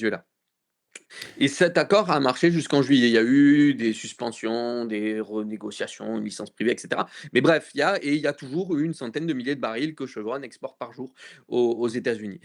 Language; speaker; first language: French; native; French